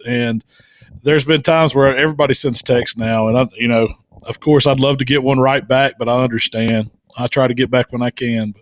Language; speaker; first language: English; native; English